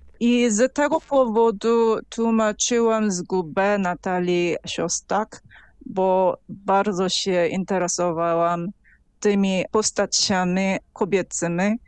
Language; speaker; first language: Polish; non-native, fluent; Korean